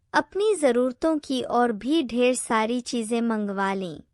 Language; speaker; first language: Hindi; native; Hindi